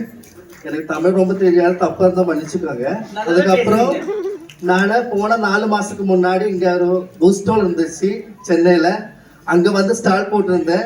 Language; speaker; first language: Tamil; non-native, learner; Malayalam